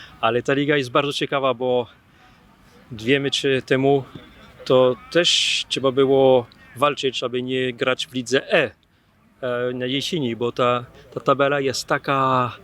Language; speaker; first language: Polish; non-native, fluent; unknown